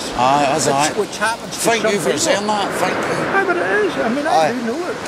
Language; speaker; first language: English; native; English